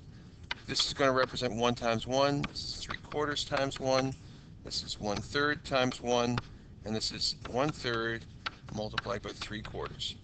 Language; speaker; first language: English; native; English